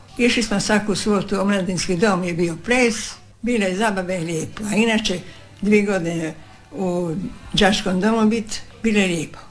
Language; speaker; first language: Croatian; native; Croatian